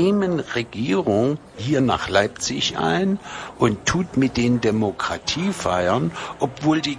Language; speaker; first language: German; native; German